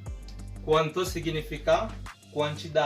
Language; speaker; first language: Portuguese; non-native, fluent; Haitian Creole